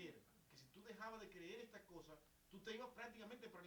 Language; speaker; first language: Spanish; native; Spanish